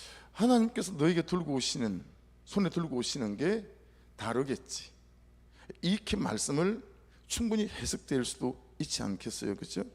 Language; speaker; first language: Korean; native; Korean